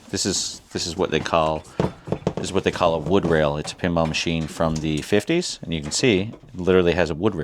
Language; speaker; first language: English; native; English